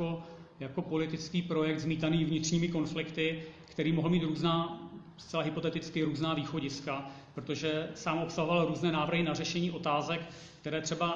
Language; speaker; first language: Czech; native; Czech